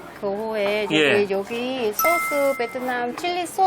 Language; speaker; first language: Korean; non-native, learner; Vietnamese